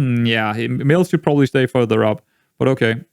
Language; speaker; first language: English; non-native, fluent; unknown